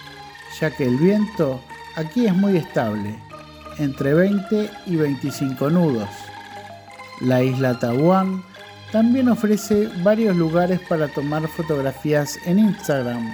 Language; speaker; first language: Spanish; non-native, fluent; Indonesian